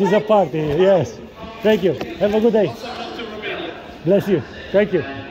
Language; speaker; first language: English; non-native, learner; Romanian